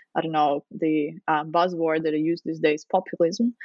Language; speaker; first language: English; non-native, fluent; Russian